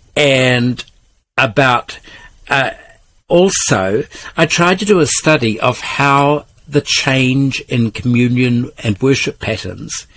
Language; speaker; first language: English; native; English